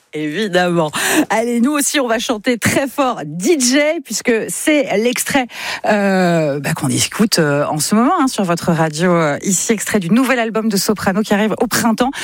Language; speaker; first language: French; native; French